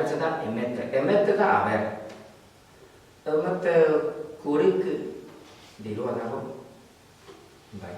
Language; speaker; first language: Basque; non-native, learner; Spanish